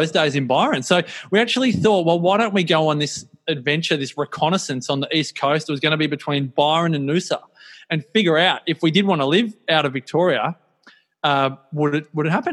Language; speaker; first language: English; native; English